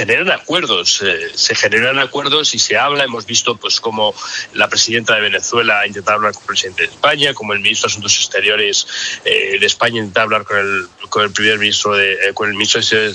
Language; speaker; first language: Spanish; native; Spanish